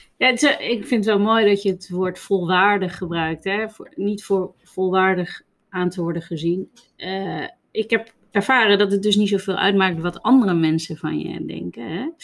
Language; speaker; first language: Dutch; native; Dutch